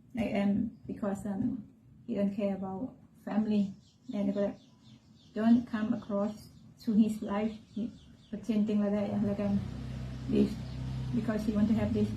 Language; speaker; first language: English; non-native, learner; Thai